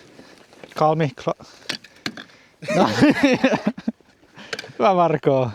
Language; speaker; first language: Finnish; native; Finnish